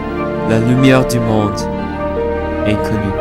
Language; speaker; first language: French; non-native, learner; English